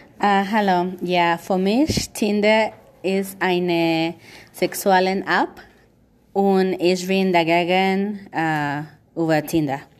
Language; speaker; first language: German; non-native, learner; Spanish